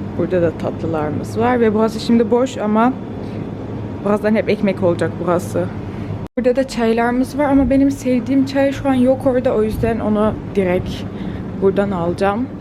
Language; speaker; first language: Turkish; early bilingual, heritage; Turkish